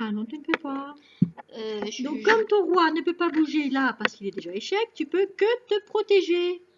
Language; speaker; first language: French; native; French